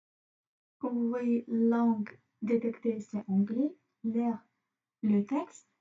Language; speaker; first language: French; non-native, fluent; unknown